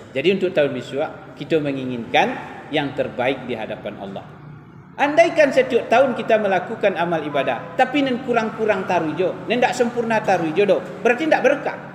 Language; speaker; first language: Malay; non-native, local second language; Minangkabau